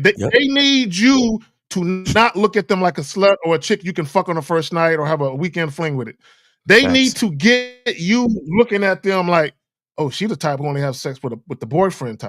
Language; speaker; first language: English; native; English